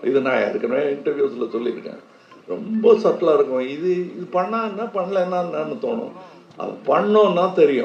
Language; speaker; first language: Tamil; native; Tamil